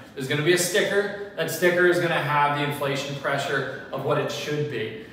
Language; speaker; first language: English; native; English